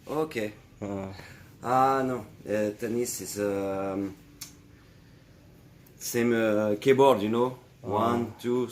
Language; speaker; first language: English; non-native, learner; French